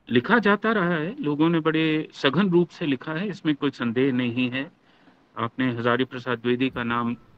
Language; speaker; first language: Hindi; native; Hindi